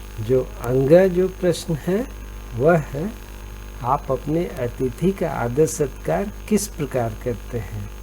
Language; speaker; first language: Hindi; native; Hindi